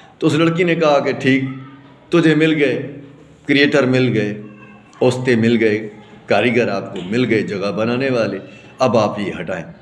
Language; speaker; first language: Urdu; non-native, local second language; Sindhi